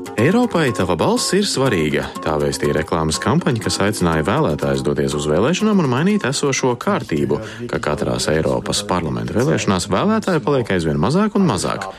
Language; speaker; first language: Latvian; early bilingual, heritage; Latvian